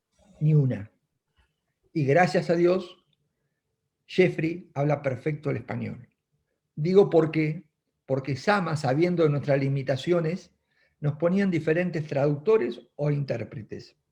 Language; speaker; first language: Spanish; native; Spanish